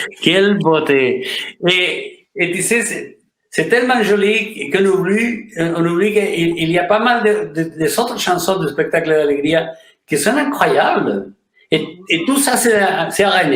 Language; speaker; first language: French; non-native, fluent; Spanish